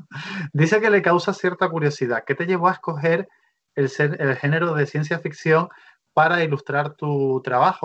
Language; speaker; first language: Spanish; native; Spanish